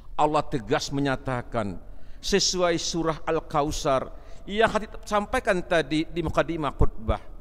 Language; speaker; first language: Malay; non-native, local second language; Achinese